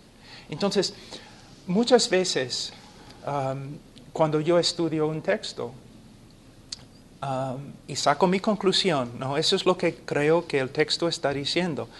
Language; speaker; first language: Spanish; non-native, fluent; English